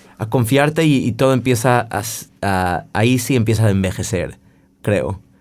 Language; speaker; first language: Spanish; early bilingual, heritage; Spanish